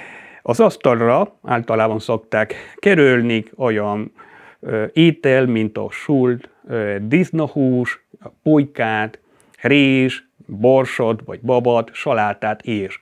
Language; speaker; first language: Hungarian; non-native, fluent; Spanish